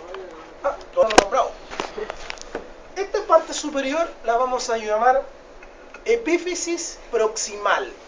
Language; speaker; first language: Spanish; native; Spanish